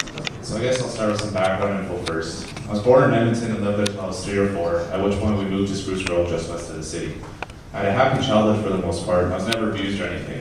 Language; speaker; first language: English; native; English